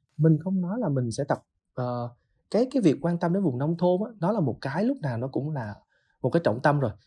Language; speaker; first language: Vietnamese; native; Vietnamese